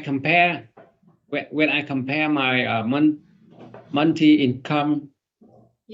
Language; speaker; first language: English; non-native, learner; Vietnamese